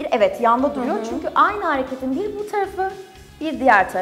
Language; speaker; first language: Turkish; native; Turkish